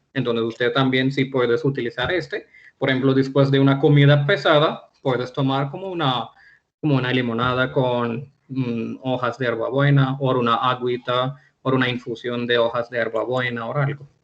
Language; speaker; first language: Spanish; non-native, fluent; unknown